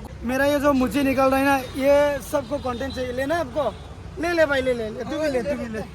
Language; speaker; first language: Hindi; non-native, local second language; Bangla